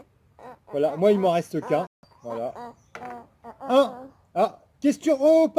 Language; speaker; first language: French; native; French